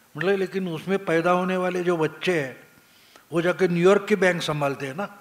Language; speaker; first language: Hindi; non-native, local second language; Marathi